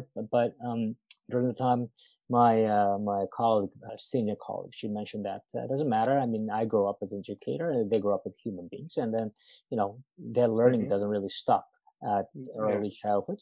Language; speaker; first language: English; non-native, fluent; Japanese